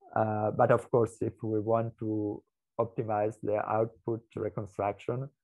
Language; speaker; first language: English; non-native, fluent; Italian